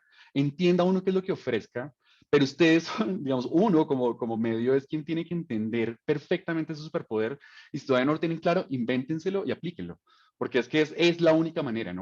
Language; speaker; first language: Spanish; native; Spanish